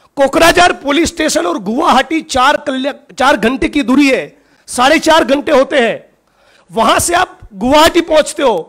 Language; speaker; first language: Hindi; non-native, local second language; Gujarati